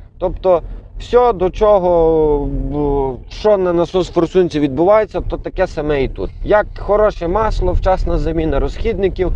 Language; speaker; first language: Ukrainian; native; Ukrainian